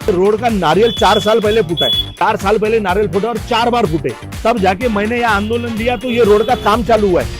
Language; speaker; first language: Hindi; non-native, local second language; Gujarati